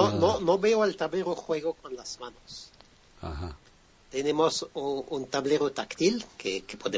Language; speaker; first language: Spanish; non-native, fluent; French